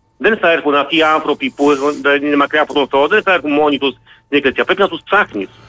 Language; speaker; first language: Greek; non-native, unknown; Polish